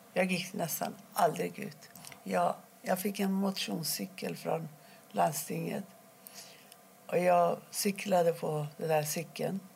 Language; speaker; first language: Swedish; non-native, fluent; Persian